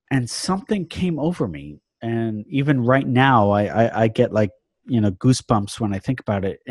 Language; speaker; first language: English; native; English